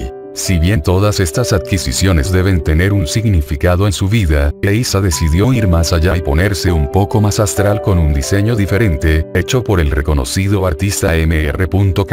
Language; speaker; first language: Spanish; native; Spanish